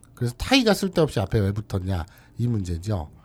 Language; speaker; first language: Korean; native; Korean